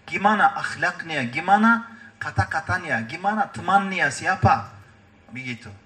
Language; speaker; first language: Indonesian; non-native, learner; Turkish